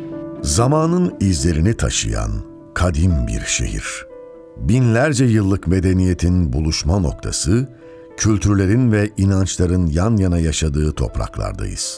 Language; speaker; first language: Turkish; native; Turkish